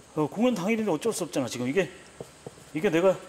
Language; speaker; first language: Korean; native; Korean